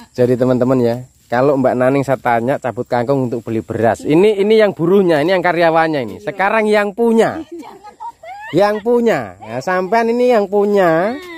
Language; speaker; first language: Indonesian; non-native, local second language; Javanese